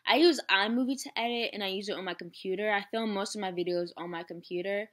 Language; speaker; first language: English; native; English